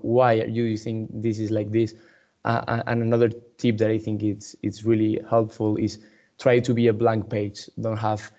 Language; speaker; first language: English; non-native, fluent; Spanish